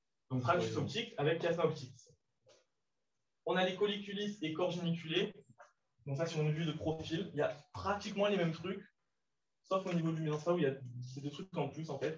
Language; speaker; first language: French; native; French